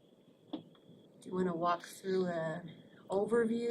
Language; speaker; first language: English; native; English